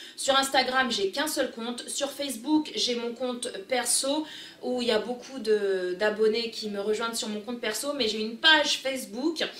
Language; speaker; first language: French; early bilingual, other home language; Portuguese